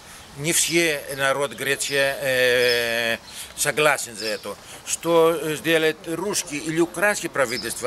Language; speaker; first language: Russian; non-native, learner; Greek